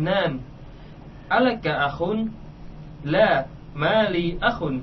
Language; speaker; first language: Arabic; non-native, learner; Indonesian